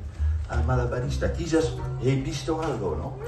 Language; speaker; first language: Spanish; non-native, fluent; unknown